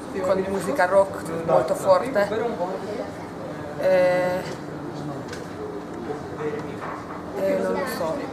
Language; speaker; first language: Italian; non-native, learner; Hungarian